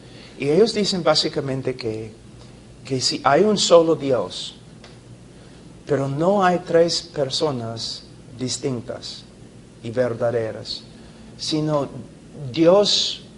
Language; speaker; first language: Spanish; non-native, fluent; English